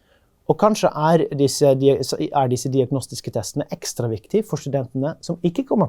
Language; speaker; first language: Norwegian; non-native, fluent; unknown